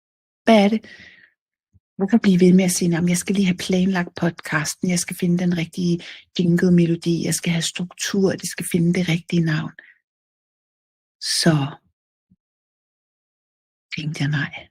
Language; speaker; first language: Danish; native; Danish